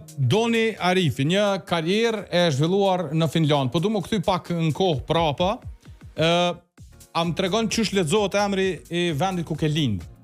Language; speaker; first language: Albanian; native; Albanian